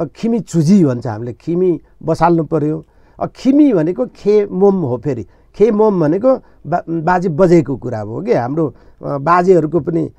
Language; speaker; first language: Nepali; non-native, local second language; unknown